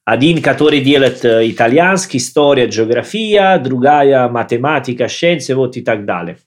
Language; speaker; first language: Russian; non-native, learner; Italian